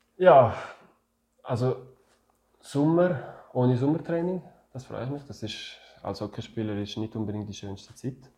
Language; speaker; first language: German; non-native, fluent; French